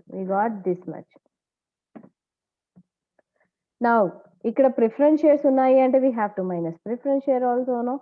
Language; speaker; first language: English; non-native, local second language; Telugu